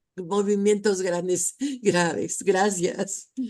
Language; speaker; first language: Spanish; native; Spanish